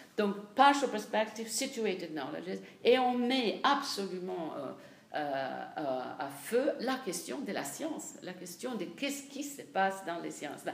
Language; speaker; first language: French; non-native, fluent; Italian